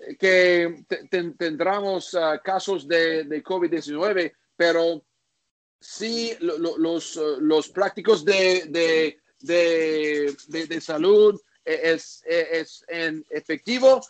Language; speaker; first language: Spanish; non-native, learner; English